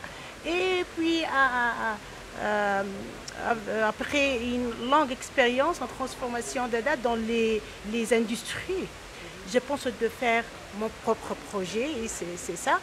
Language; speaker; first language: French; non-native, local second language; Arabic